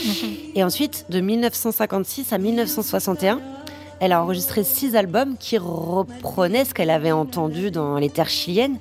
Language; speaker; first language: French; native; French